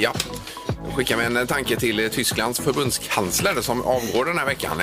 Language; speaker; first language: Swedish; native; Swedish